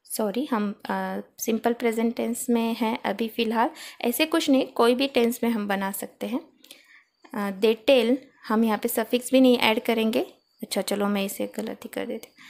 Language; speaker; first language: Hindi; non-native, local second language; Marathi